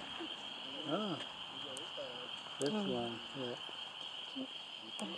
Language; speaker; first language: English; non-native, learner; Malagasy